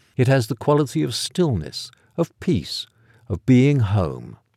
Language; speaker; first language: English; native; English